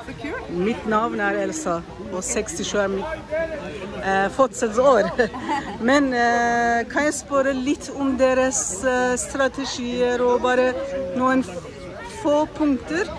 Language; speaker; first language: Norwegian; non-native, learner; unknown